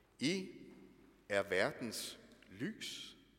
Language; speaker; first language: Danish; native; Danish